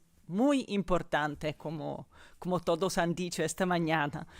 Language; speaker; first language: Spanish; non-native, fluent; Italian